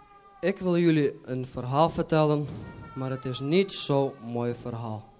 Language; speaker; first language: Dutch; non-native, fluent; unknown